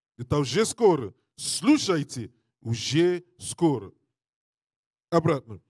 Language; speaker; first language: Russian; non-native, learner; English